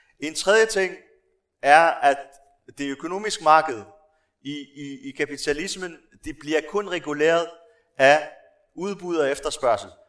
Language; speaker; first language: Danish; non-native, local second language; Arabic